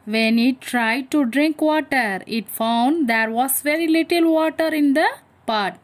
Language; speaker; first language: English; non-native, local second language; Tamil